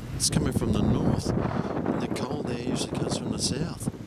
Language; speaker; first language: English; native; English